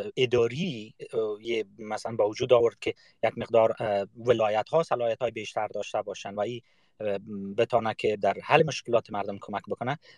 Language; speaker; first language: Persian; native; Persian